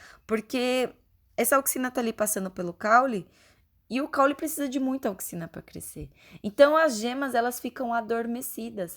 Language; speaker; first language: Portuguese; native; Portuguese